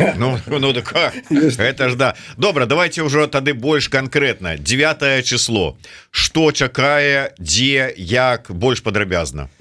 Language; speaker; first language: Belarusian; native; Belarusian